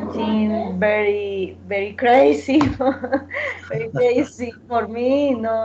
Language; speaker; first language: English; non-native, learner; Spanish